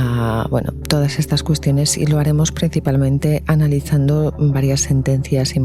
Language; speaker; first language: Spanish; native; Spanish